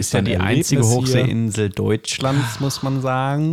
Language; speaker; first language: German; native; German